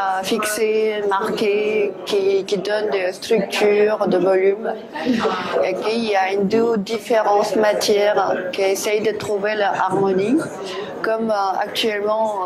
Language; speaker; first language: French; non-native, fluent; Korean